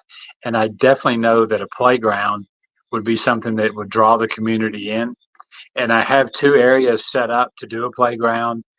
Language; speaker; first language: English; native; English